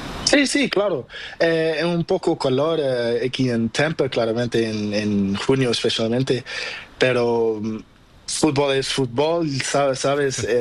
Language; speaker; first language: Spanish; non-native, learner; Portuguese